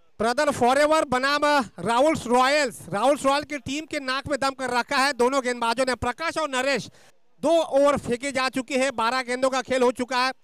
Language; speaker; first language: Hindi; non-native, local second language; Marathi